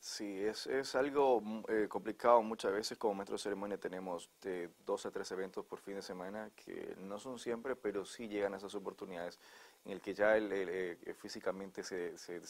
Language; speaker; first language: Spanish; native; Spanish